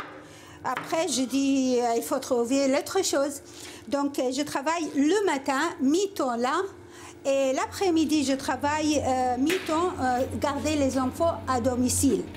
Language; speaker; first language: French; non-native, learner; Arabic